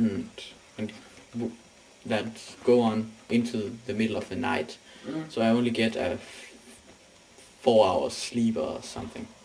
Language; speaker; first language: English; non-native, learner; Danish